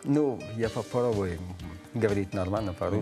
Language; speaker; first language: Russian; non-native, learner; French